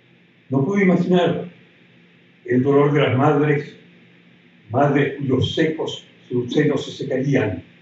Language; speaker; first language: Spanish; native; Spanish